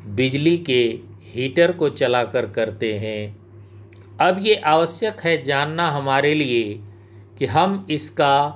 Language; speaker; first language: Hindi; native; Hindi